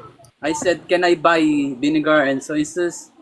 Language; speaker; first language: English; non-native, local second language; Filipino